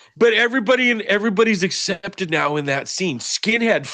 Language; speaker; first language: English; native; English